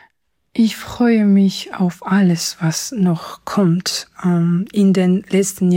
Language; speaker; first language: German; non-native, fluent; Georgian